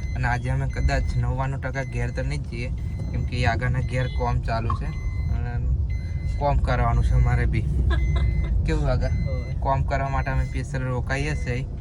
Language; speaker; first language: Gujarati; non-native, local second language; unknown